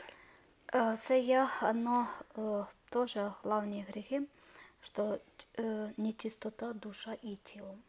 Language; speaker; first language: Ukrainian; non-native, learner; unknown